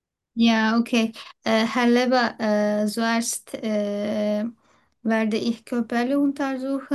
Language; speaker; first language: German; non-native, learner; Turkish